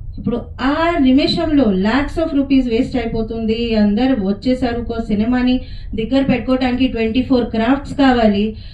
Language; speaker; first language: Telugu; non-native, fluent; Hindi